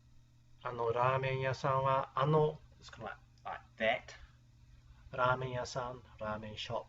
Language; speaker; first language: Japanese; non-native, fluent; English